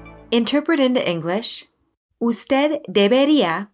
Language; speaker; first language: Spanish; non-native, fluent; English